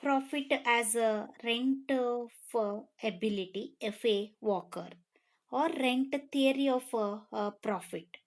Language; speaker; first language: English; non-native, local second language; Kannada